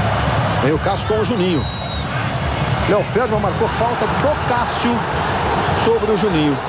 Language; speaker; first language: Portuguese; native; Portuguese